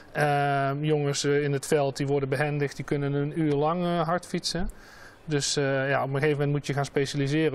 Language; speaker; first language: Dutch; native; Dutch